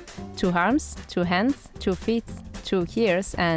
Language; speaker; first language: English; non-native, fluent; Italian